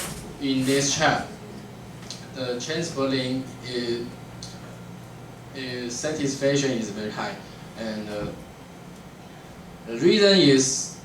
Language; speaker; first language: English; non-native, learner; Chinese